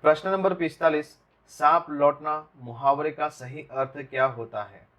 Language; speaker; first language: Hindi; non-native, local second language; Gujarati